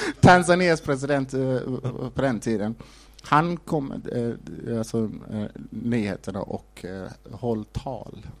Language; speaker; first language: Swedish; non-native, fluent; Somali